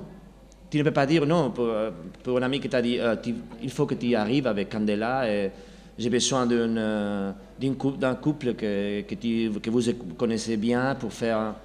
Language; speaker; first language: French; non-native, learner; Spanish